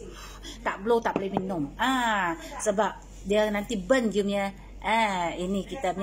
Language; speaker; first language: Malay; non-native, local second language; Min Nan Chinese